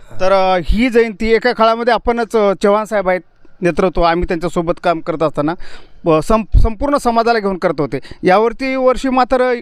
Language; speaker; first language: Marathi; native; Marathi